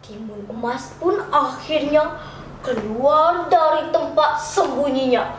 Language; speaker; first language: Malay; non-native, local second language; Balinese